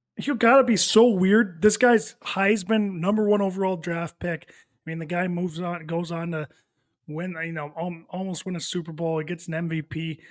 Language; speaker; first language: English; native; English